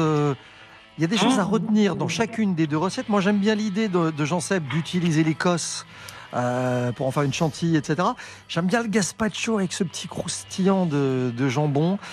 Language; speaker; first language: French; native; French